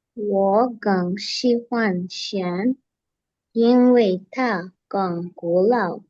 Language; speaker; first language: Chinese; non-native, learner; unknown